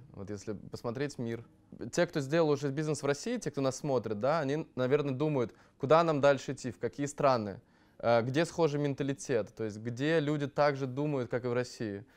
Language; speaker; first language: Russian; native; Russian